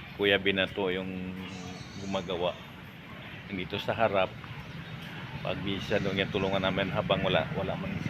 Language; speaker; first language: Filipino; non-native, local second language; Hiligaynon